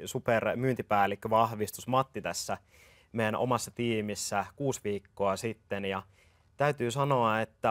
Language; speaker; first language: Finnish; native; Finnish